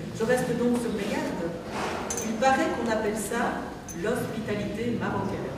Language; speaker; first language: French; native; French